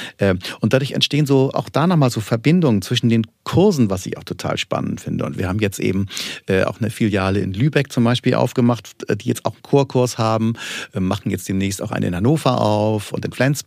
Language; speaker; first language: German; native; German